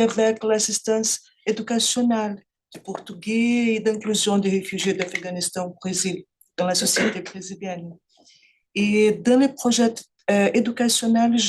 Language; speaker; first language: French; non-native, fluent; Portuguese